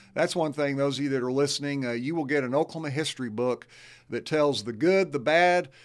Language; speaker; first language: English; native; English